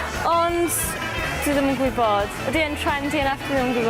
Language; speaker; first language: Welsh; non-native, local second language; English